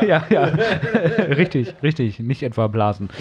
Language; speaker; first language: German; native; German